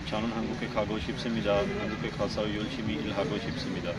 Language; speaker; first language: Korean; non-native, learner; Punjabi